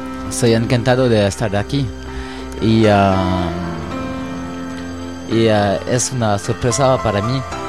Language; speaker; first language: Spanish; non-native, learner; French